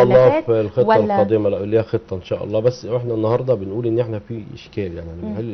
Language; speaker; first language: Arabic; native; Arabic